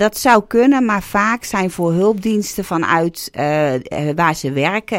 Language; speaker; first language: Dutch; native; Dutch